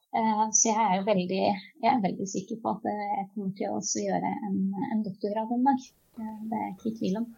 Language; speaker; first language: Norwegian; early bilingual, other home language; Czech